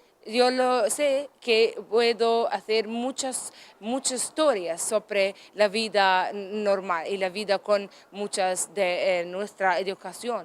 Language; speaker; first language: Spanish; non-native, learner; Arabic